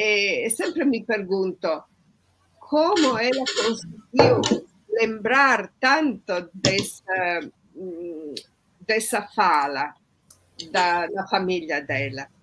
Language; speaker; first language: Portuguese; non-native, fluent; Italian